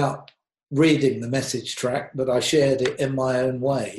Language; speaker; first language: English; native; English